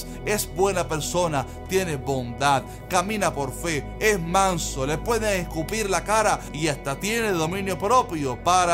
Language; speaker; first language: Spanish; native; Spanish